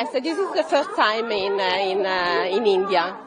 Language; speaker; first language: English; non-native, learner; Italian